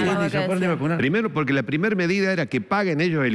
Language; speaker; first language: Spanish; native; Spanish